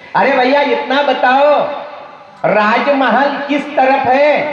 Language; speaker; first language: Hindi; non-native, local second language; Marathi